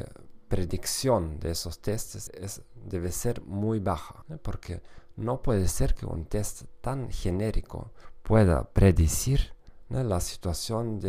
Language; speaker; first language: Spanish; non-native, fluent; German